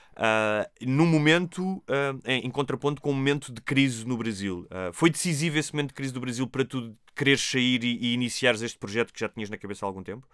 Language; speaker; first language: Portuguese; native; Portuguese